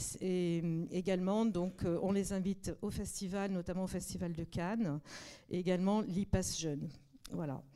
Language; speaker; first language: French; native; French